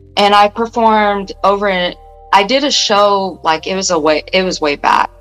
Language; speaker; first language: English; native; English